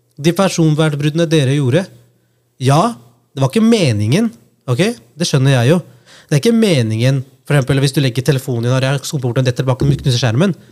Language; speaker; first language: Norwegian; early bilingual, other home language; Punjabi